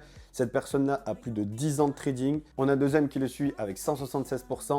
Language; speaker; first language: French; native; French